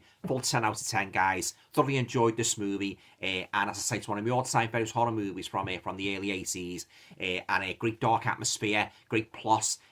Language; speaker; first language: English; native; English